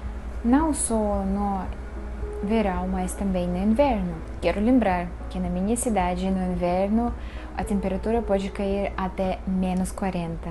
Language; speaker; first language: Portuguese; non-native, fluent; Russian